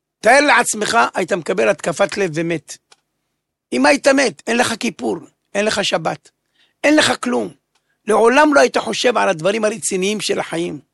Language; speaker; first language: Hebrew; native; Hebrew